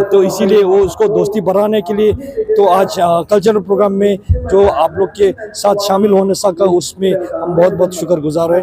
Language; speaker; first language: Hindi; non-native, fluent; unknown